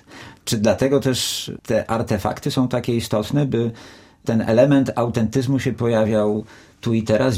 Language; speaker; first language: Polish; native; Polish